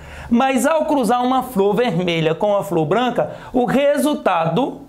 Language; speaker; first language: Portuguese; native; Portuguese